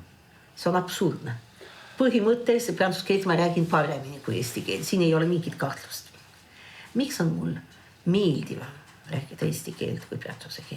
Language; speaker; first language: Estonian; non-native, fluent; French